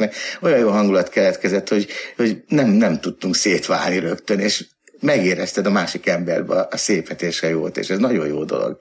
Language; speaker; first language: Hungarian; native; Hungarian